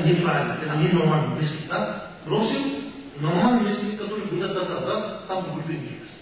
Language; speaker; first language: Russian; non-native, learner; Tibetan